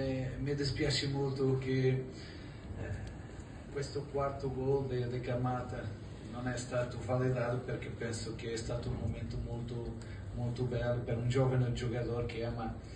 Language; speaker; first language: Italian; non-native, fluent; Portuguese